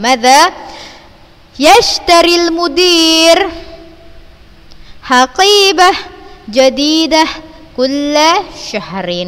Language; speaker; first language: Arabic; non-native, fluent; Indonesian